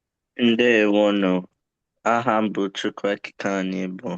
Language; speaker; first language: Igbo; early bilingual, heritage; English